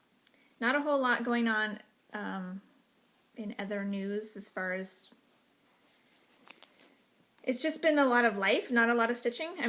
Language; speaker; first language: English; native; English